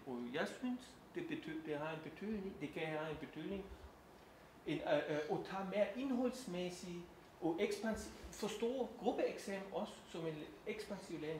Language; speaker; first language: Danish; non-native, fluent; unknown